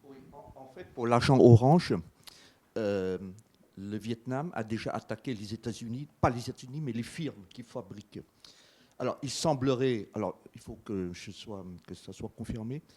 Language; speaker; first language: French; native; French